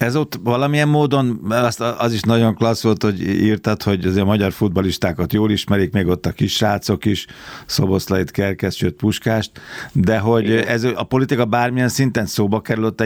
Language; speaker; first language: Hungarian; native; Hungarian